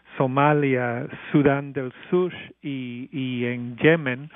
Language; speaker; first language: Spanish; non-native, fluent; English